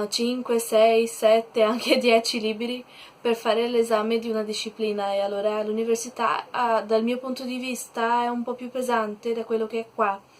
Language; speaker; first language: Italian; non-native, learner; Portuguese